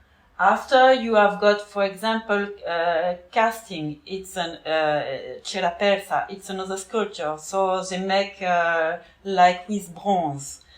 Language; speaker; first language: English; non-native, learner; French